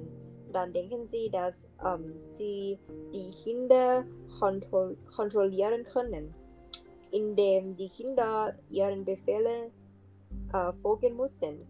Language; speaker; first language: German; non-native, learner; Thai